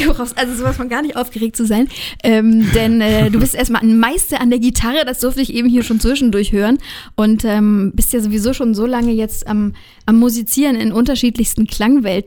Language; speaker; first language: German; native; German